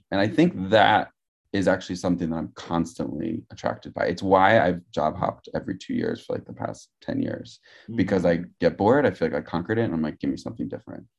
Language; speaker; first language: English; native; English